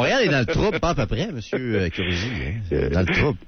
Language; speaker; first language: French; native; French